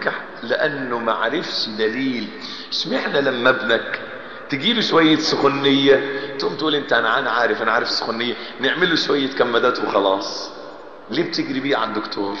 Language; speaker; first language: Arabic; native; Arabic